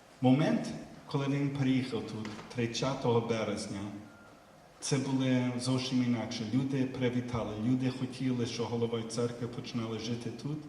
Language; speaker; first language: Ukrainian; early bilingual, heritage; Ukrainian